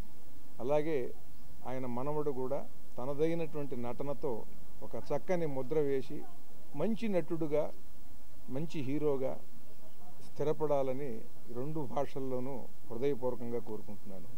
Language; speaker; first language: Telugu; native; Telugu